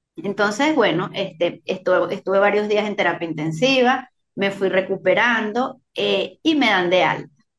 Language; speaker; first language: Spanish; native; Spanish